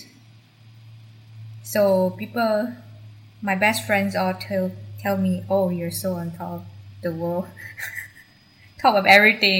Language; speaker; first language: English; non-native, local second language; Chinese